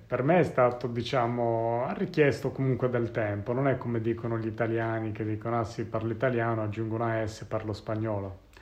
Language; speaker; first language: Italian; native; Italian